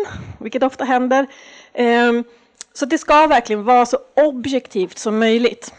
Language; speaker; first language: Swedish; native; Swedish